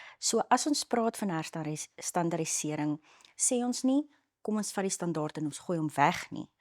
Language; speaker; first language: Afrikaans; native; Afrikaans